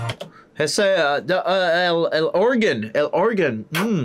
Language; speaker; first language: Spanish; non-native, learner; English